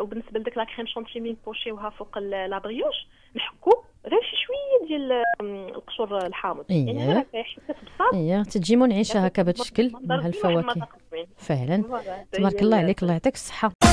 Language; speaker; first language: Arabic; native; Arabic